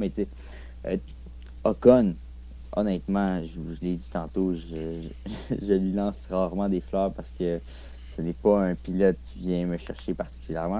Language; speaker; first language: French; native; French